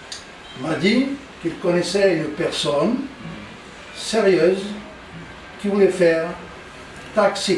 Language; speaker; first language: French; native; French